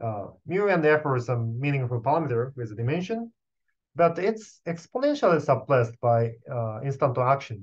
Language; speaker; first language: English; non-native, fluent; Japanese